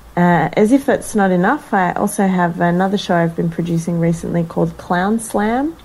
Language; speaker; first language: English; native; English